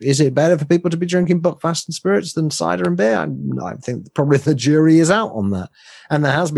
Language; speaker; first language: English; native; English